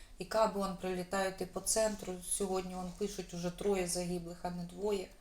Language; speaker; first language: Ukrainian; native; Ukrainian